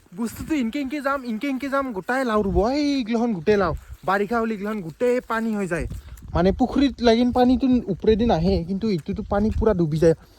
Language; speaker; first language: Assamese; non-native, local second language; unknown